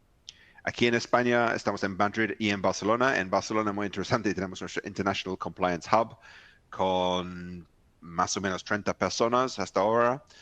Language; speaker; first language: Spanish; non-native, fluent; English